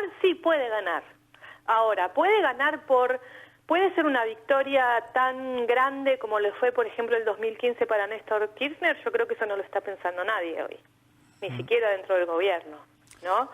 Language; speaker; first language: Spanish; native; Spanish